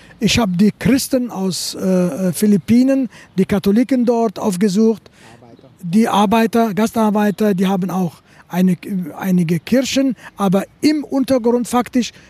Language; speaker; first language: German; non-native, fluent; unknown